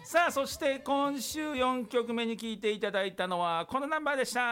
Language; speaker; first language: Japanese; native; Japanese